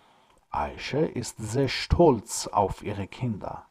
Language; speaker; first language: German; non-native, fluent; Persian